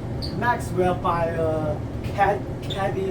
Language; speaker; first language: English; non-native, learner; Chinese